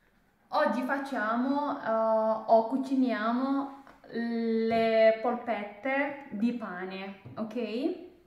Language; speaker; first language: Italian; non-native, learner; Indonesian